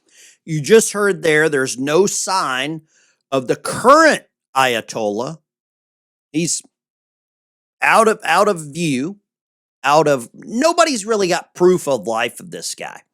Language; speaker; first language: English; native; English